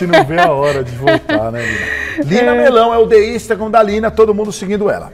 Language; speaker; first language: Portuguese; native; Portuguese